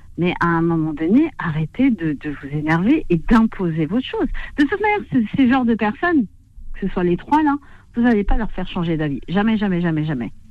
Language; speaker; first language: French; non-native, local second language; Arabic